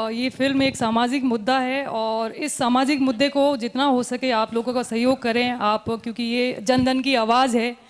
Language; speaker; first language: Hindi; native; Hindi